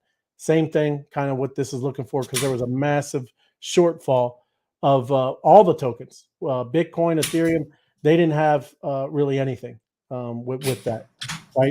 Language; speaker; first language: English; native; English